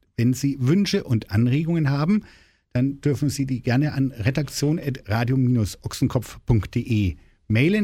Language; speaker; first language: German; native; German